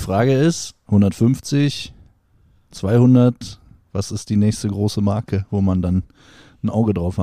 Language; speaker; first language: German; native; German